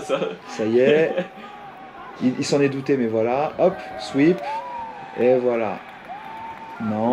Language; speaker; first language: French; native; French